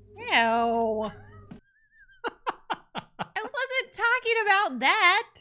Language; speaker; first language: English; native; English